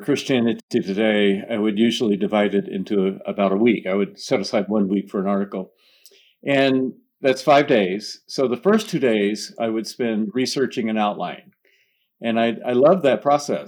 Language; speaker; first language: English; native; English